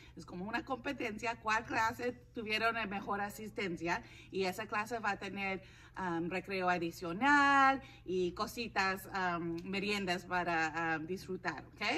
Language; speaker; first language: Spanish; non-native, fluent; English